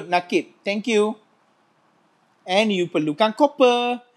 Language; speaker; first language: English; non-native, local second language; Malay